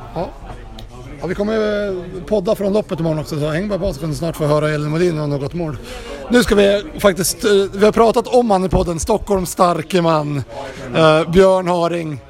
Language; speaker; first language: Swedish; native; Swedish